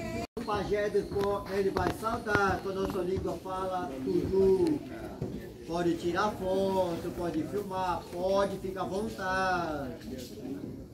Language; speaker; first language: Portuguese; non-native, local second language; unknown